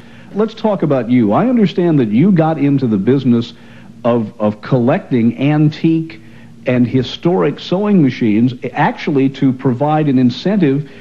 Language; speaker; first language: English; native; English